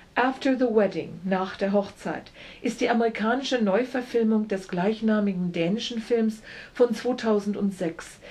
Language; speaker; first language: German; native; German